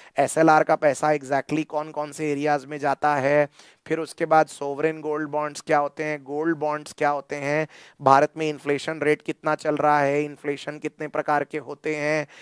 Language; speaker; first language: Hindi; non-native, local second language; Marathi